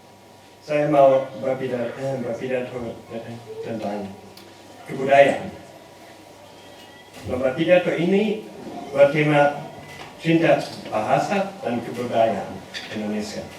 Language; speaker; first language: Indonesian; non-native, learner; German